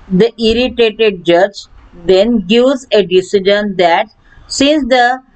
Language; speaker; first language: English; non-native, local second language; Marathi